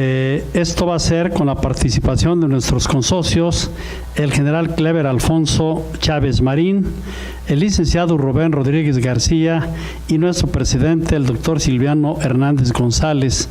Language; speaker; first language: Spanish; native; Spanish